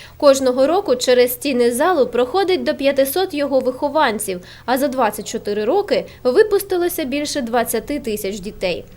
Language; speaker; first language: Ukrainian; native; Ukrainian